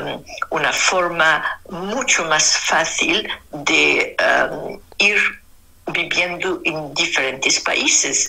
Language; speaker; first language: Spanish; non-native, fluent; Arabic